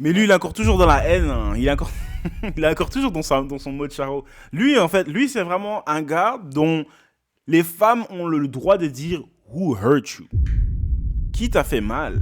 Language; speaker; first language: French; native; French